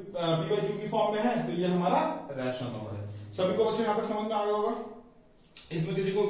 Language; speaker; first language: Hindi; native; Hindi